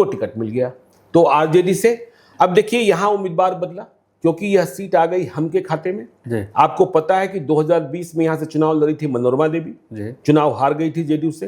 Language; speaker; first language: Hindi; native; Hindi